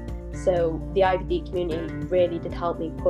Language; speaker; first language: English; native; English